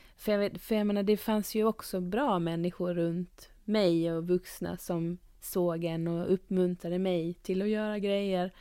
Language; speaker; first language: Swedish; native; Swedish